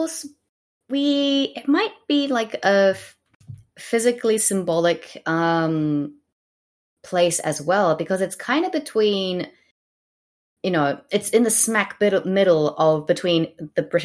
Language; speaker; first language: English; native; English